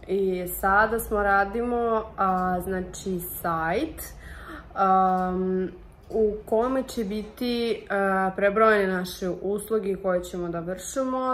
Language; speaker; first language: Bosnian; non-native, learner; Russian